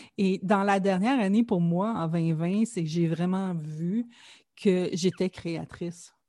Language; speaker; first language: French; native; French